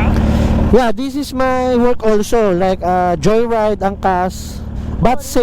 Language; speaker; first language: English; non-native, learner; Filipino